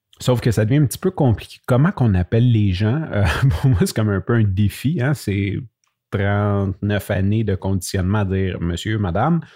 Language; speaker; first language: French; native; French